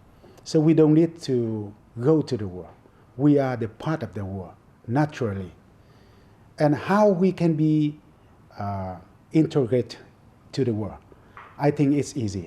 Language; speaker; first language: English; non-native, fluent; Vietnamese